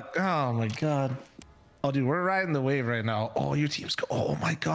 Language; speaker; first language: English; native; English